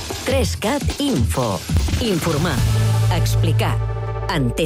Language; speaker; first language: Catalan; native; Catalan